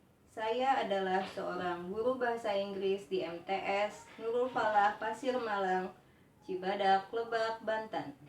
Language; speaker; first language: Indonesian; native; Indonesian